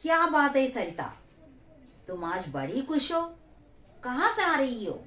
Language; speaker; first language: Hindi; non-native, local second language; Telugu